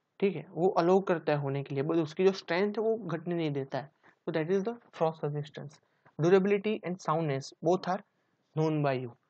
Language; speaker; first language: Hindi; non-native, local second language; Gujarati